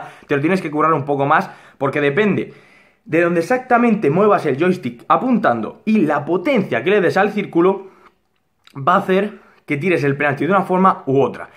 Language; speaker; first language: Spanish; native; Spanish